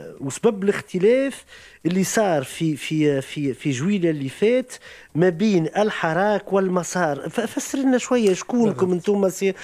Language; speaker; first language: Arabic; native; Arabic